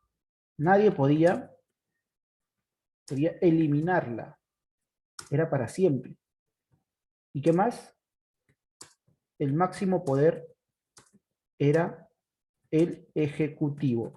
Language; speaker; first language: Spanish; native; Spanish